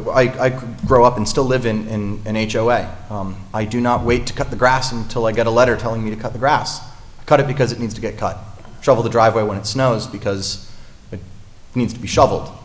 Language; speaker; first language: English; native; English